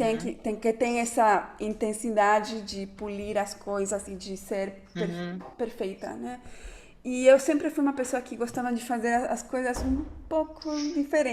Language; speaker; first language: Portuguese; non-native, fluent; Spanish